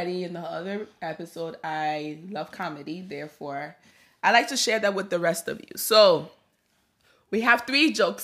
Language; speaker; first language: English; early bilingual, other home language; Akan